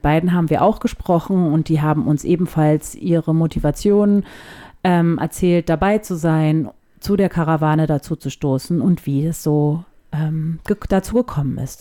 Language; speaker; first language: German; native; German